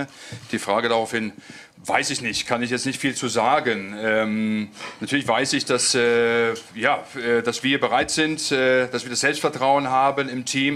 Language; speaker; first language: German; native; German